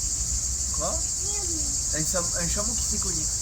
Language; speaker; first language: French; native; French